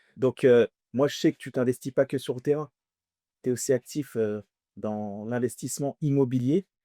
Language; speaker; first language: French; early bilingual, other home language; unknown